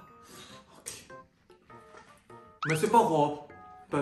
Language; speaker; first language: French; non-native, learner; Korean